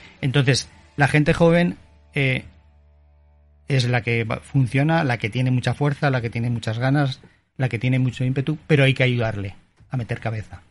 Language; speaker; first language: Spanish; native; Spanish